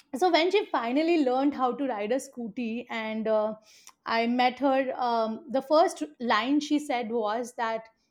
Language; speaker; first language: English; non-native, local second language; Hindi